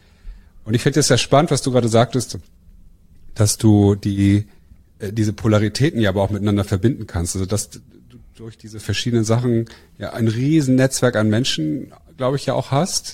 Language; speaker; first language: German; native; German